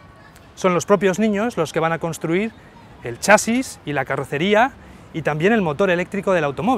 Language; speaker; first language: Spanish; native; Spanish